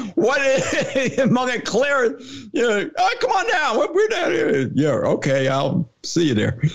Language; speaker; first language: English; native; English